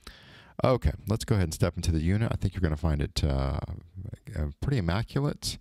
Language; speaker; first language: English; native; English